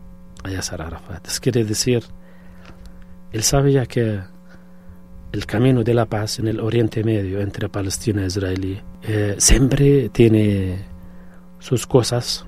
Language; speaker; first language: Spanish; non-native, fluent; Arabic